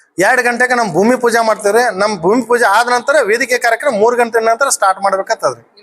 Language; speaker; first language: Kannada; non-native, local second language; Lambadi